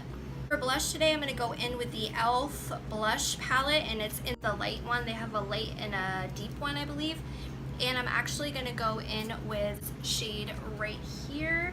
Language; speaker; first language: English; native; English